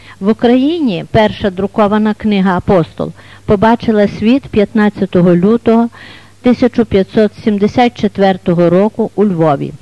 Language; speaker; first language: Ukrainian; native; Ukrainian